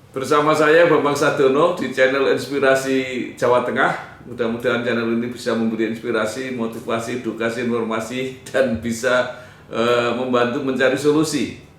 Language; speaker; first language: Indonesian; native; Indonesian